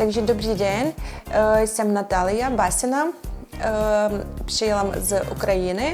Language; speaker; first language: Czech; non-native, learner; Ukrainian